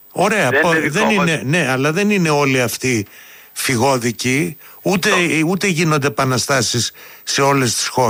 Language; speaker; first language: Greek; native; Greek